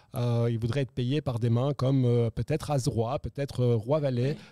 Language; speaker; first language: French; native; French